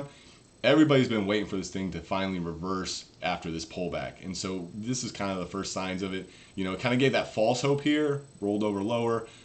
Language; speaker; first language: English; native; English